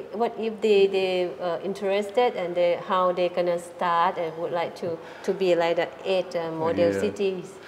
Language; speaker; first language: English; non-native, fluent; Thai